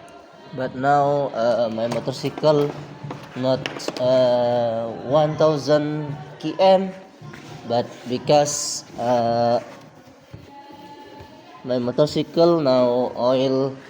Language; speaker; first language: English; non-native, learner; Indonesian